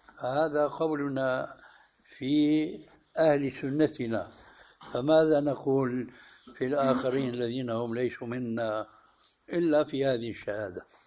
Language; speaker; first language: Arabic; early bilingual, other home language; Albanian